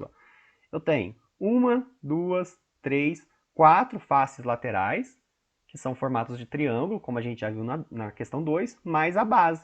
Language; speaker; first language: Portuguese; native; Portuguese